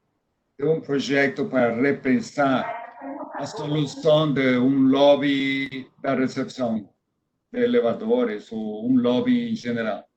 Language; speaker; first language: Portuguese; non-native, fluent; Spanish